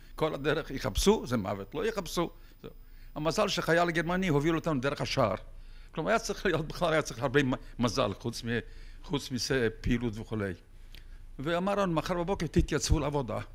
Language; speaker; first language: Hebrew; non-native, fluent; Lithuanian